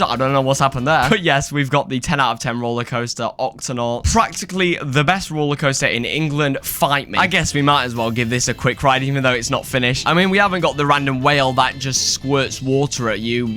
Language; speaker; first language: English; native; English